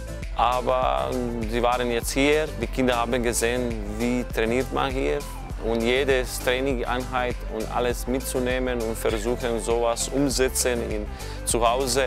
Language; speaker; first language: German; non-native, fluent; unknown